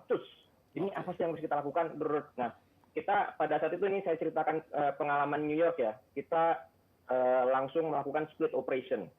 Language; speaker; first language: Indonesian; native; Indonesian